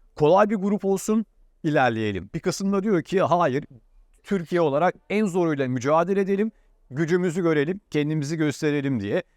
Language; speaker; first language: Turkish; native; Turkish